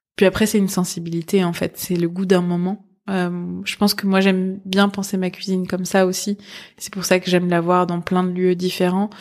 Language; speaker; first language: French; early bilingual, other home language; Persian